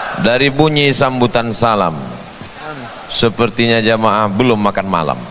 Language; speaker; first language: Indonesian; native; Indonesian